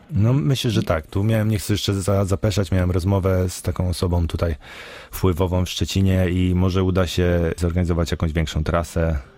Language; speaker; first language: Polish; early bilingual, heritage; Polish